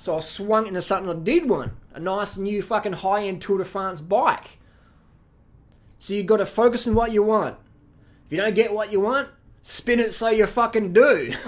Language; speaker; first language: English; native; English